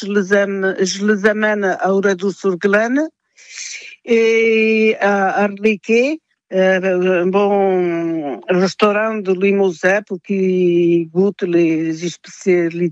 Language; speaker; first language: French; non-native, fluent; Portuguese